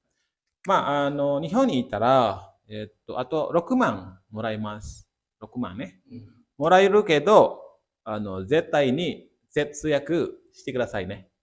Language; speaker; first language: Japanese; non-native, fluent; Indonesian